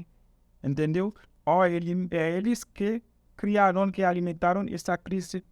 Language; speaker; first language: Portuguese; non-native, fluent; Haitian Creole